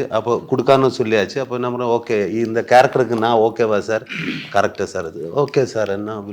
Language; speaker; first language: Tamil; non-native, learner; Malayalam